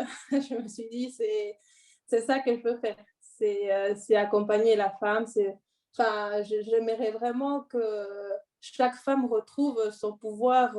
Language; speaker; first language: French; non-native, fluent; Spanish